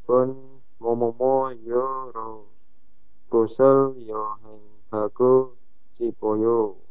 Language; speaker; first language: Korean; non-native, learner; Indonesian